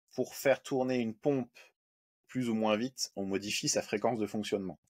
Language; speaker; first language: French; native; French